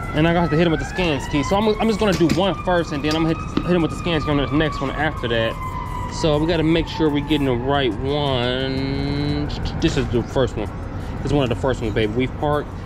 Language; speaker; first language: English; native; English